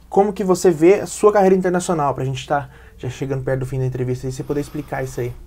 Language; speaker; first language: Portuguese; native; Portuguese